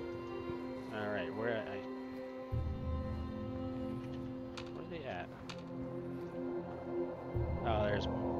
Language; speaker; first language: English; native; English